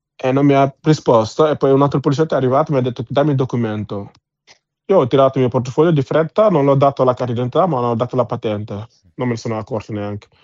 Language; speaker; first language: Italian; non-native, fluent; Wolof